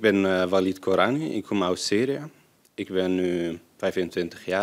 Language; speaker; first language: Dutch; non-native, learner; Arabic